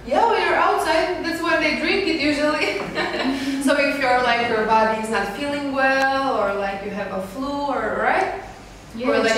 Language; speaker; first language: English; non-native, fluent; Romanian